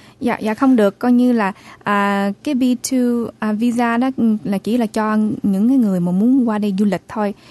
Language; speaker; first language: Vietnamese; early bilingual, heritage; Vietnamese